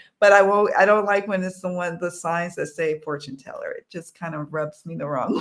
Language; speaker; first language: English; native; English